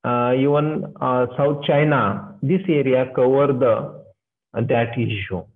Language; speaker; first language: English; non-native, local second language; Marathi